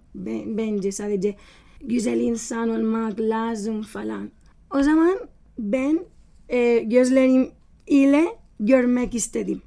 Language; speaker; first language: Turkish; non-native, learner; Spanish